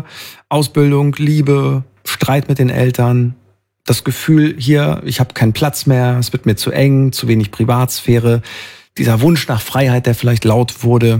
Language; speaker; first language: German; native; German